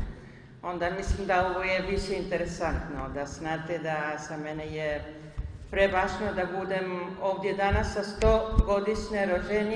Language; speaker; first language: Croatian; early bilingual, heritage; Spanish